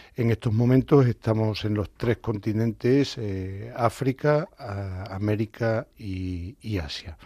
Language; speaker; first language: Spanish; native; Spanish